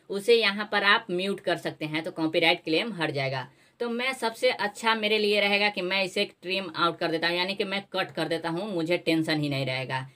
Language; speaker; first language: Hindi; native; Hindi